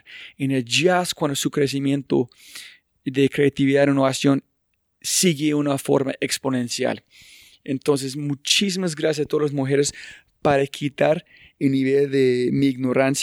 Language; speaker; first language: Spanish; non-native, fluent; English